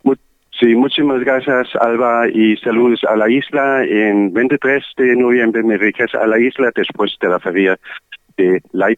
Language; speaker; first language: Spanish; non-native, learner; German